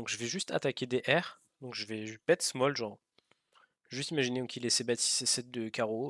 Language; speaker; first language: French; native; French